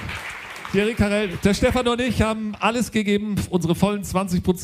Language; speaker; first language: German; native; German